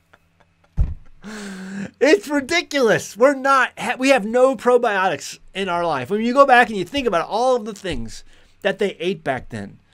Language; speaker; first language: English; native; English